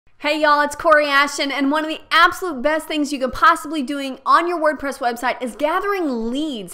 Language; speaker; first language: English; native; English